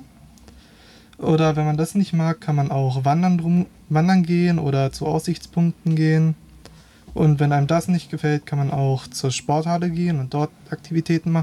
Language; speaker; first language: German; native; German